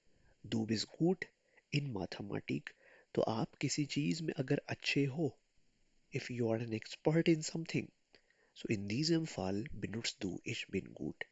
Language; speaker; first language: German; non-native, fluent; Urdu